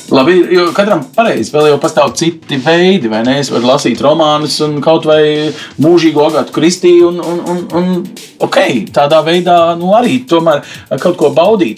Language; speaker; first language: Latvian; native; Latvian